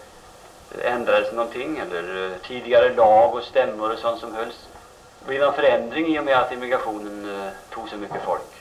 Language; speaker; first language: Swedish; native; Swedish